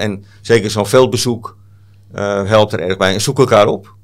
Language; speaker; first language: Dutch; native; Dutch